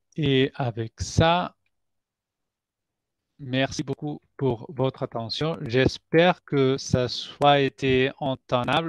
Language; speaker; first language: French; non-native, fluent; Spanish